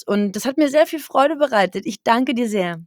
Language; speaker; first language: German; native; German